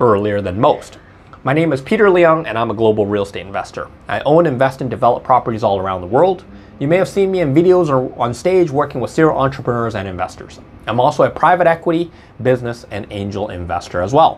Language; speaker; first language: English; non-native, local second language; Cantonese